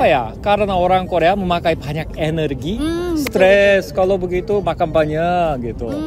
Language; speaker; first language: Indonesian; non-native, fluent; Korean